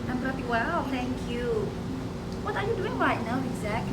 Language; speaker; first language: English; non-native, fluent; Indonesian